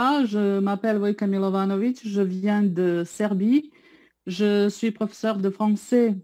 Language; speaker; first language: French; non-native, fluent; Serbian